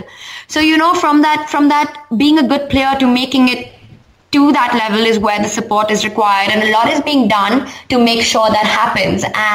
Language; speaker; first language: English; non-native, local second language; Hindi